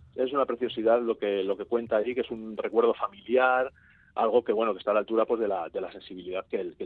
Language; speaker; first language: Spanish; native; Spanish